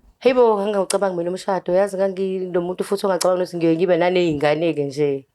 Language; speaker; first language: Zulu; native; Zulu